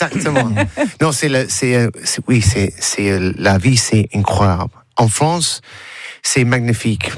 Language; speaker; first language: French; non-native, learner; English